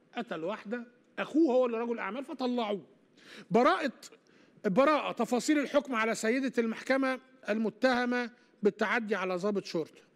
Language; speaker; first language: Arabic; native; Arabic